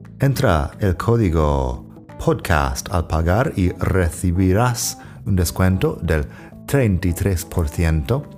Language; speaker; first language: Spanish; non-native, fluent; English